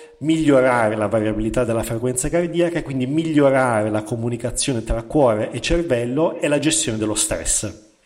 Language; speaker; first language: Italian; native; Italian